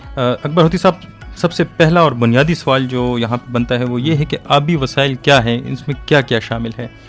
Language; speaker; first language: Urdu; non-native, local second language; Pashto